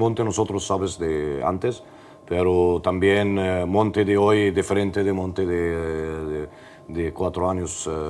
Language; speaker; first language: Spanish; non-native, learner; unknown